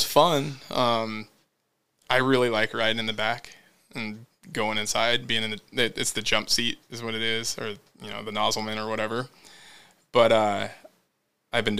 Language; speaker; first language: English; native; English